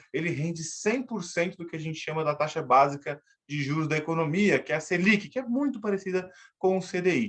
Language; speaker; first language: Portuguese; native; Portuguese